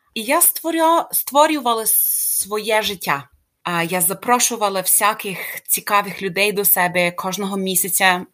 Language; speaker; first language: Ukrainian; early bilingual, heritage; Ukrainian